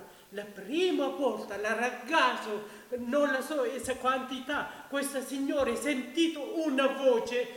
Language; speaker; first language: Italian; non-native, learner; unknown